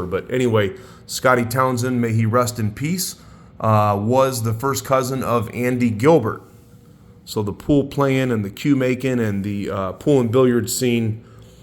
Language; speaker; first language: English; native; English